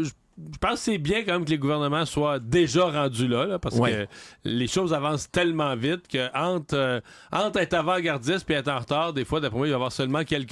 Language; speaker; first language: French; native; French